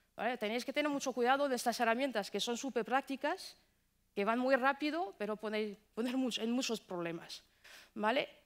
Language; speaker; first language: Spanish; non-native, fluent; French